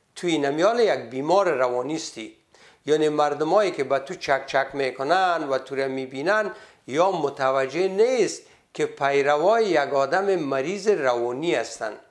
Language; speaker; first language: Persian; native; Persian